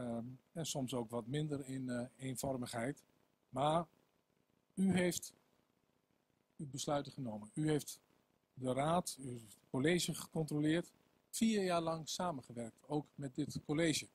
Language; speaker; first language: Dutch; native; Dutch